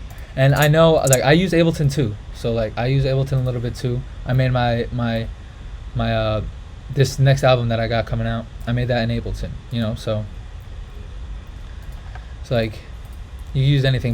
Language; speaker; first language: English; native; English